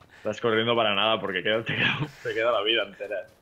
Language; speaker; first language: Spanish; non-native, local second language; Catalan